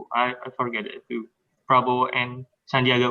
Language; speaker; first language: English; non-native, learner; Indonesian